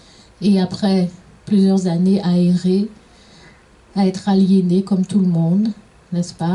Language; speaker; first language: French; native; French